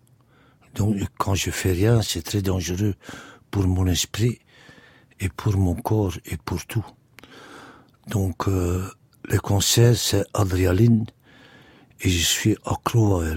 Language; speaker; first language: French; non-native, local second language; Dutch